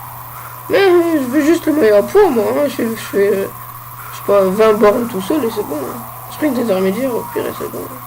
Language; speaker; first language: French; native; French